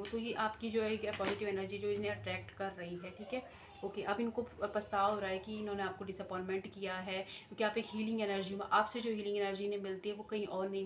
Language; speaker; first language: Hindi; native; Hindi